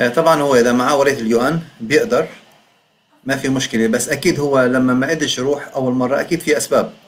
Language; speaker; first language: Arabic; native; Arabic